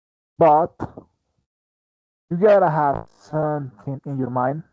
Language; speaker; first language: English; non-native, fluent; Spanish